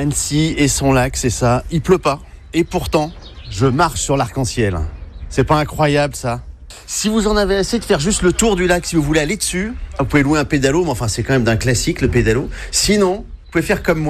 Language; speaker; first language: French; native; French